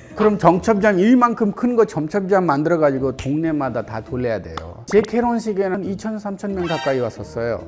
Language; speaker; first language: Korean; non-native, fluent; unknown